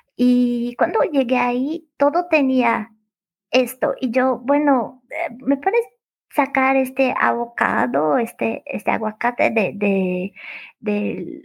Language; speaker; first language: Spanish; non-native, fluent; Portuguese